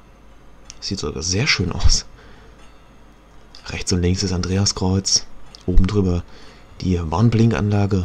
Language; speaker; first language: German; native; German